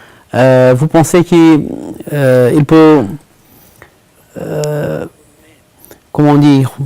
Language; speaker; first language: French; non-native, learner; Kurdish